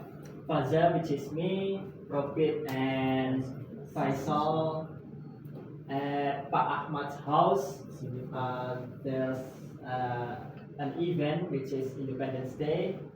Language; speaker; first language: English; non-native, learner; Indonesian